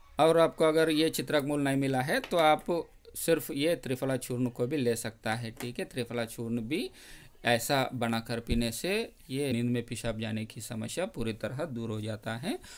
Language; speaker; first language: Hindi; non-native, local second language; Telugu